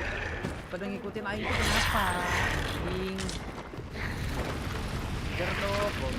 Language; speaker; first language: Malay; non-native, local second language; Sundanese